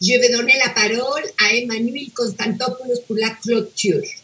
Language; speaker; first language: French; non-native, fluent; Spanish